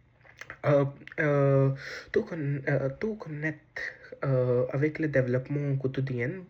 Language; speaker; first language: French; non-native, learner; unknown